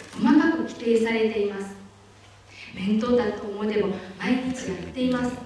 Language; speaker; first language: Japanese; non-native, fluent; Chinese